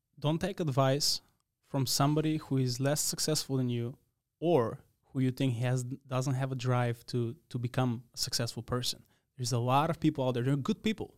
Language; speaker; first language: English; non-native, fluent; Macedonian